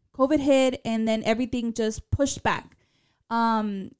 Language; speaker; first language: English; early bilingual, other home language; Spanish